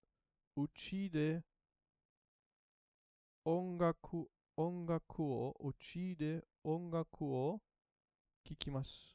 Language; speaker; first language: Japanese; non-native, learner; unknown